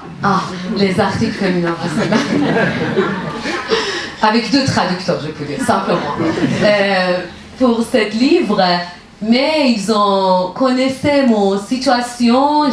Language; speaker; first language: French; non-native, learner; Persian